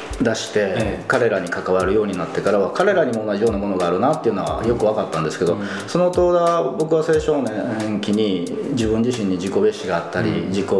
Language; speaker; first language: Japanese; native; Japanese